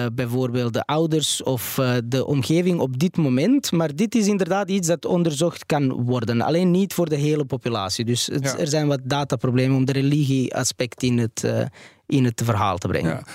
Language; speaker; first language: Dutch; early bilingual, other home language; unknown